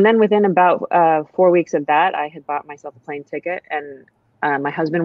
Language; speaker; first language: English; native; English